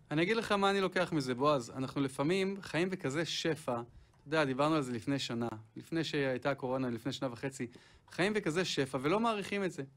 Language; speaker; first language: Hebrew; native; Hebrew